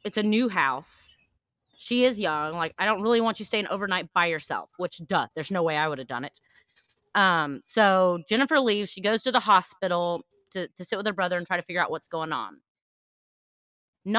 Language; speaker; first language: English; native; English